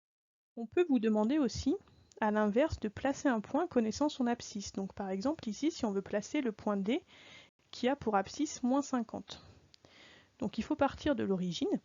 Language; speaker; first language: French; native; French